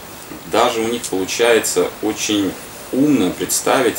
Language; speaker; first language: Russian; native; Russian